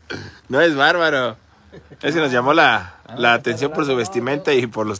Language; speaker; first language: Spanish; native; Spanish